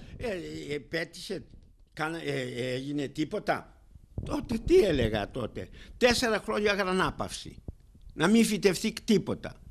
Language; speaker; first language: Greek; native; Greek